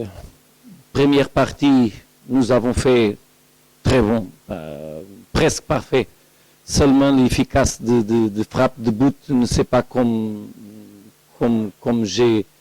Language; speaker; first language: French; non-native, learner; Portuguese